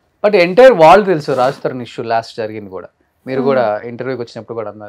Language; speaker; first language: Telugu; native; Telugu